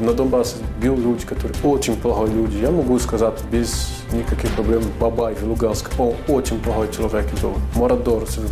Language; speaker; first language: Russian; non-native, learner; Portuguese